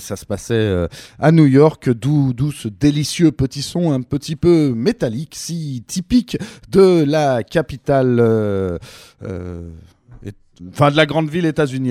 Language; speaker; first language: French; native; French